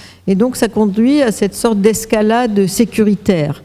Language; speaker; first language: French; native; French